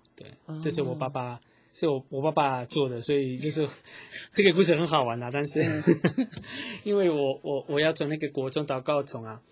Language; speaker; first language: Chinese; non-native, fluent; Spanish